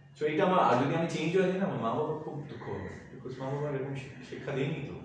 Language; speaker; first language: Bangla; early bilingual, heritage; Bangla